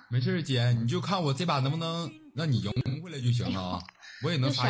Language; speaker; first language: Chinese; native; Chinese